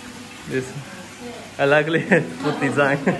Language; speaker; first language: English; non-native, learner; Chinese